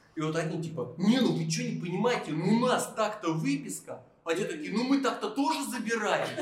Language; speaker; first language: Russian; native; Russian